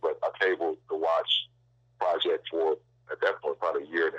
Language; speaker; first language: English; native; English